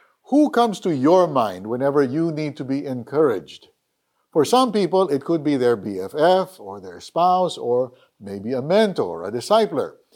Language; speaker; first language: English; non-native, local second language; Filipino